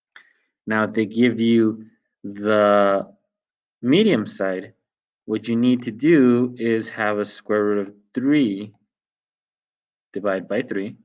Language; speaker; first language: English; native; English